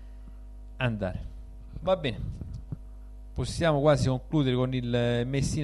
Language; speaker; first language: Italian; native; Italian